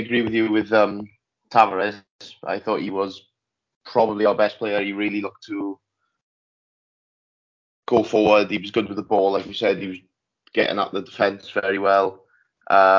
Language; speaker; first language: English; native; English